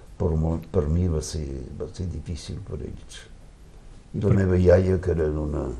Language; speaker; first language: Catalan; early bilingual, heritage; Catalan